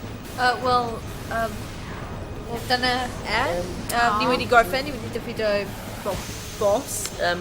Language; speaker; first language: Welsh; non-native, local second language; English